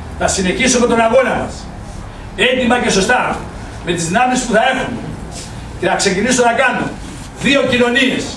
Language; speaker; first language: Greek; early bilingual, heritage; Greek